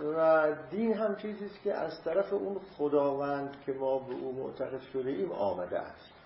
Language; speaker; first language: Persian; non-native, local second language; Azerbaijani